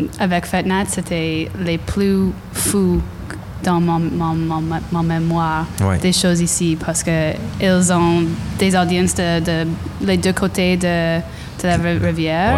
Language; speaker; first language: French; non-native, learner; English